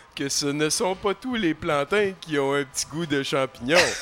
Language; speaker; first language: French; native; French